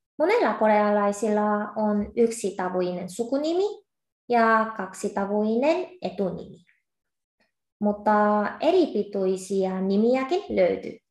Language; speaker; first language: Finnish; non-native, fluent; Korean